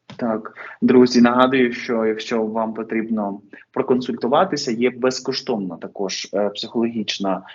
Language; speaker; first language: Ukrainian; native; Ukrainian